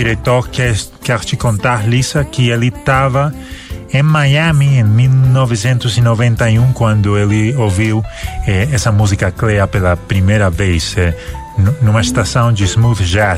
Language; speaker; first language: Portuguese; non-native, fluent; Spanish